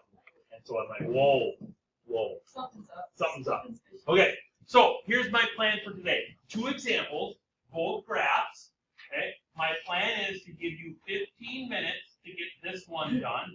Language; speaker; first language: English; native; English